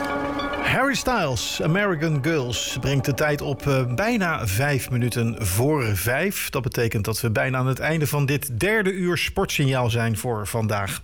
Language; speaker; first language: Dutch; native; Dutch